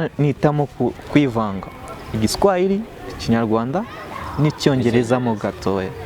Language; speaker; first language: Kinyarwanda; early bilingual, heritage; Kinyarwanda